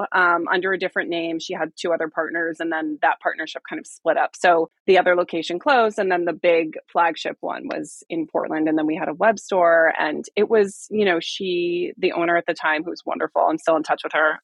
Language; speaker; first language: English; native; English